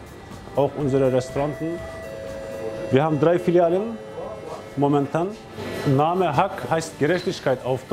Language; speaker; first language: German; non-native, learner; Turkish